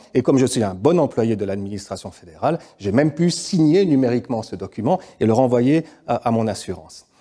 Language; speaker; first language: French; native; French